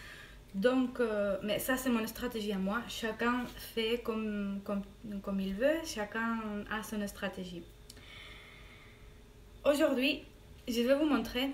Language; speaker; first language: French; non-native, fluent; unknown